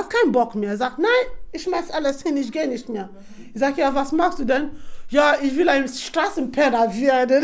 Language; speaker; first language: German; non-native, fluent; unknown